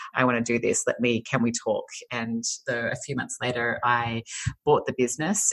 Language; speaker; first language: English; native; English